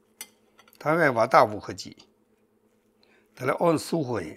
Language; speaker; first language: Russian; non-native, learner; Chinese